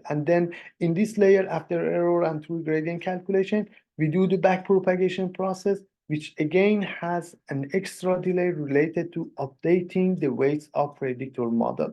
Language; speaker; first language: English; non-native, fluent; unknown